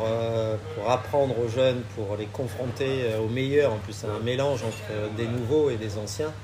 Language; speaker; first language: French; native; French